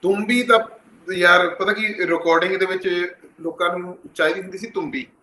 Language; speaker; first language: Punjabi; early bilingual, heritage; Punjabi